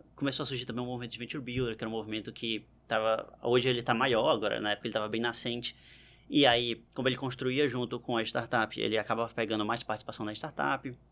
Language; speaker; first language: Portuguese; native; Portuguese